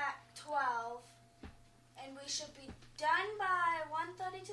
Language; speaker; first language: English; native; English